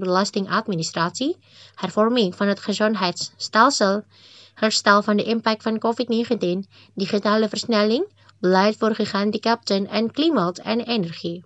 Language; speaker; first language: Dutch; non-native, fluent; Indonesian